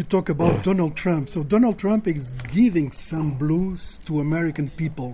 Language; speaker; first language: English; non-native, fluent; Portuguese